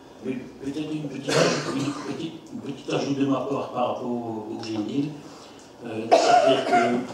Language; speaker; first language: French; native; French